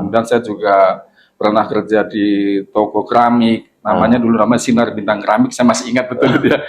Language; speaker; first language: Indonesian; non-native, local second language; Javanese